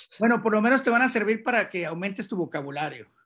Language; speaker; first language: Spanish; native; Spanish